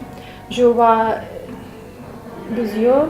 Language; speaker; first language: French; non-native, learner; Russian